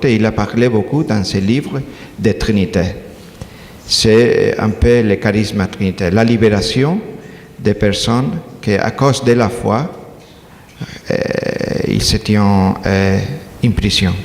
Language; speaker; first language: French; non-native, learner; Spanish